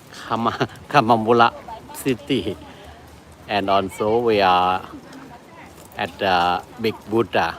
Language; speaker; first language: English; non-native, learner; Thai